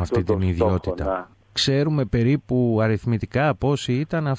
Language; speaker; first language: Greek; native; Greek